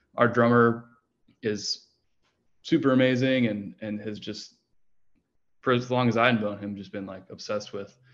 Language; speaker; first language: English; native; English